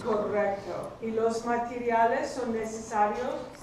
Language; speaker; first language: Spanish; non-native, fluent; English